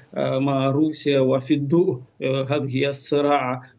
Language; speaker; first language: Arabic; non-native, learner; Ukrainian